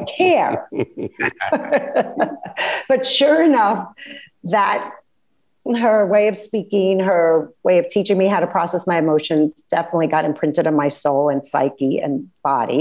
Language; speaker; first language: English; native; English